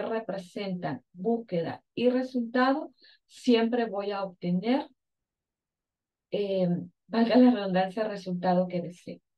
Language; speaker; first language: Spanish; native; Spanish